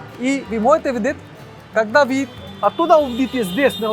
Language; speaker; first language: Russian; non-native, learner; Hindi